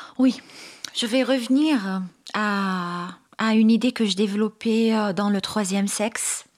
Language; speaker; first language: French; non-native, local second language; Arabic